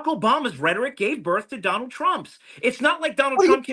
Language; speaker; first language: English; native; English